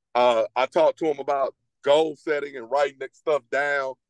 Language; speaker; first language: English; native; English